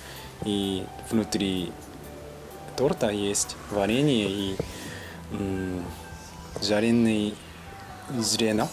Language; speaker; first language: Russian; non-native, learner; Korean